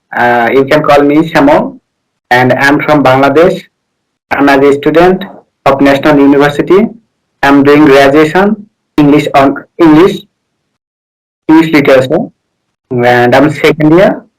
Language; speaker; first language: English; non-native, learner; Bangla